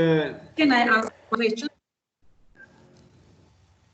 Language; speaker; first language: English; non-native, fluent; Russian